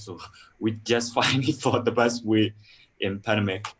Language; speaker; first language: English; non-native, learner; Burmese